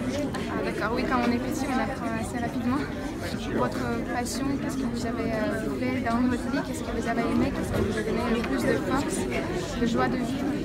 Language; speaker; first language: French; non-native, fluent; Russian